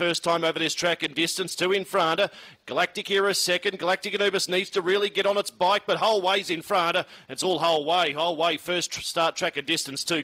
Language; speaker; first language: English; native; English